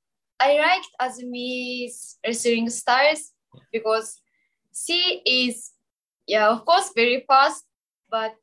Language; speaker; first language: English; non-native, learner; Japanese